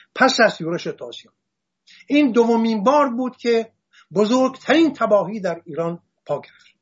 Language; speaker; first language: Persian; non-native, local second language; Assyrian Neo-Aramaic